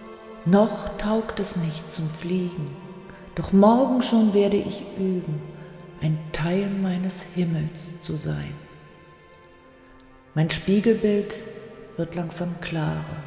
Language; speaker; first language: German; native; German